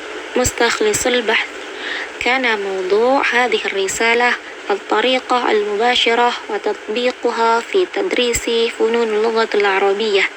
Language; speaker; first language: Arabic; non-native, learner; Indonesian